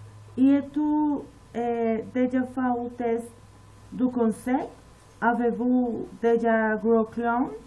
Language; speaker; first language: French; non-native, learner; Spanish